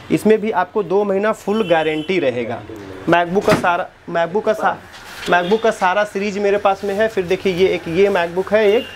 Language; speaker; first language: Hindi; native; Hindi